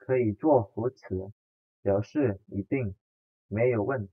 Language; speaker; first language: Chinese; non-native, fluent; Indonesian